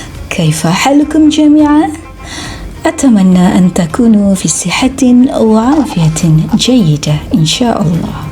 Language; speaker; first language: Arabic; non-native, fluent; Malay